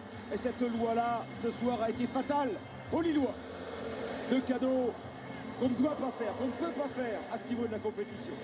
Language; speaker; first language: French; native; French